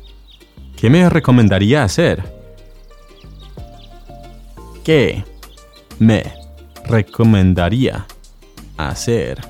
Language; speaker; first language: Spanish; non-native, fluent; English